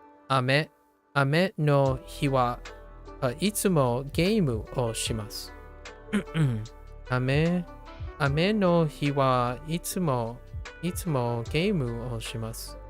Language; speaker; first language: Japanese; non-native, learner; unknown